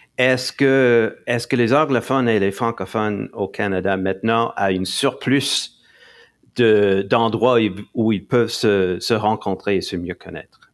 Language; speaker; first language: French; non-native, local second language; English